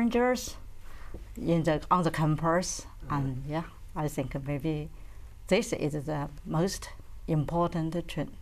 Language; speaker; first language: English; non-native, learner; Chinese